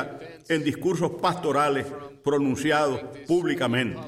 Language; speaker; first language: Spanish; native; Spanish